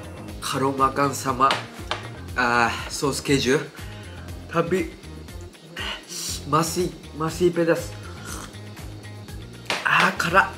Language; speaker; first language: Indonesian; non-native, learner; Japanese